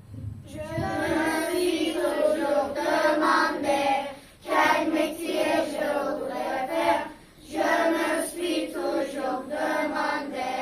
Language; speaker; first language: French; non-native, learner; Turkish